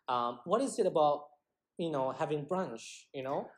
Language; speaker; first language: English; non-native, local second language; Malay